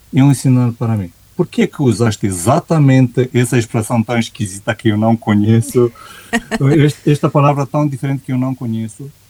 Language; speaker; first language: Portuguese; non-native, fluent; Romanian